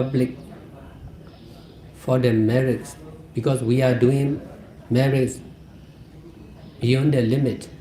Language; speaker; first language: English; non-native, fluent; Burmese